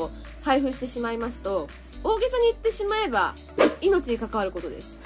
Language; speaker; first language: Japanese; native; Japanese